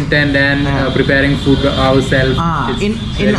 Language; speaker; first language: English; non-native, local second language; Malayalam